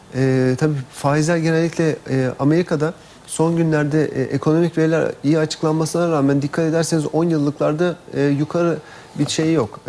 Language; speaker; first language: Turkish; native; Turkish